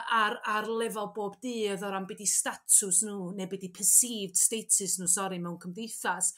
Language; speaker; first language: Welsh; native; Welsh